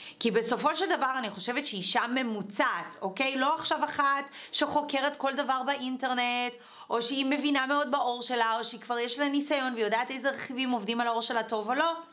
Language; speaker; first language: Hebrew; native; Hebrew